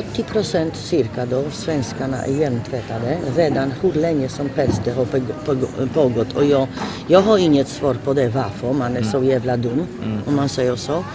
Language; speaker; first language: Swedish; non-native, fluent; Polish